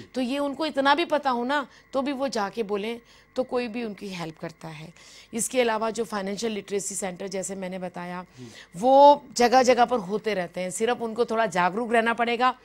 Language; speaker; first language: Hindi; native; Hindi